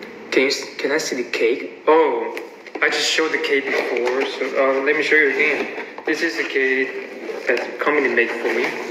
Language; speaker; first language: English; non-native, learner; Chinese